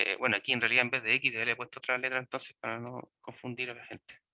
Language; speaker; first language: Spanish; native; Spanish